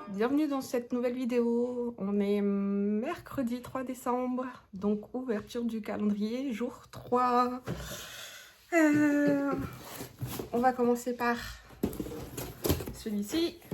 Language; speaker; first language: French; native; French